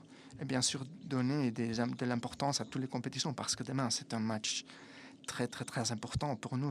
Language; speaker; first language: French; non-native, fluent; Italian